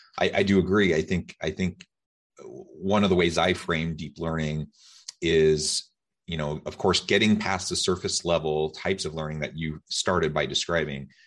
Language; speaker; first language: English; native; English